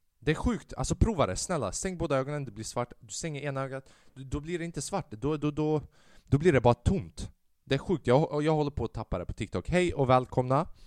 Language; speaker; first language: Swedish; early bilingual, other home language; Albanian